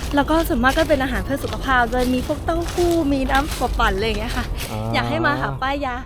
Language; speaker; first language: Thai; early bilingual, other home language; Italian